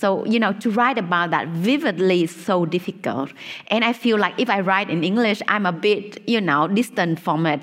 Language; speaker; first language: English; non-native, fluent; Vietnamese